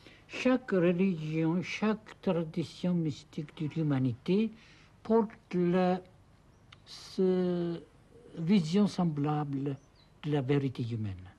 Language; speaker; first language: French; non-native, fluent; Japanese